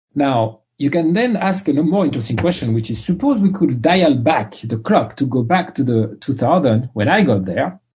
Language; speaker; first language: English; non-native, fluent; French